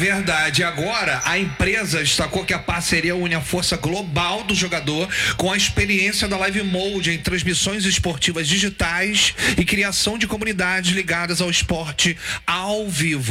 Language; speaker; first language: Portuguese; native; Portuguese